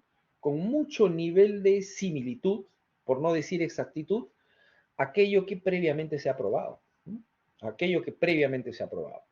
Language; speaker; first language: Spanish; native; Spanish